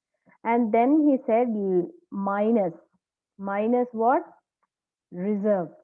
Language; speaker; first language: English; non-native, local second language; Telugu